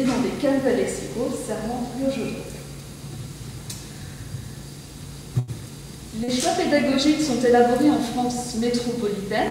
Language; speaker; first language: French; native; French